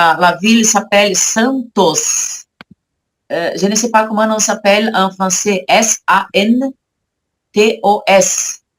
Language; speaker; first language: French; non-native, learner; Portuguese